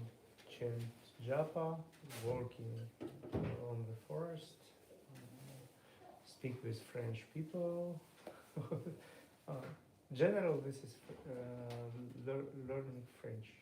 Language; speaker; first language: English; non-native, learner; Russian